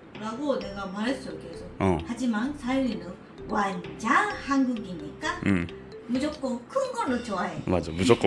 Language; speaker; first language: Korean; non-native, learner; Japanese